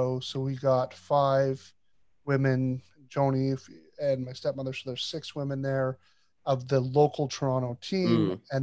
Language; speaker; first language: English; native; English